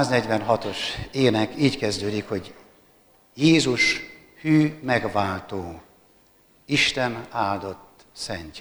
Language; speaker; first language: Hungarian; native; Hungarian